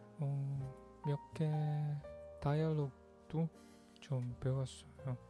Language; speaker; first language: Korean; non-native, learner; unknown